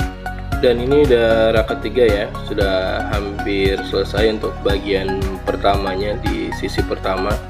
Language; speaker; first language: Indonesian; native; Indonesian